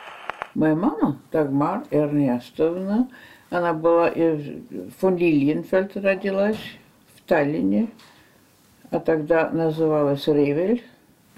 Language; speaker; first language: Russian; early bilingual, heritage; French